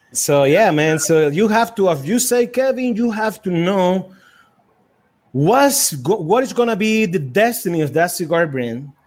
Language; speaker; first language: English; non-native, fluent; Spanish